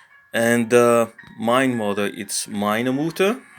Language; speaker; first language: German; non-native, learner; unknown